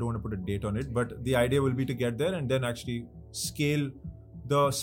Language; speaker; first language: English; non-native, local second language; Hindi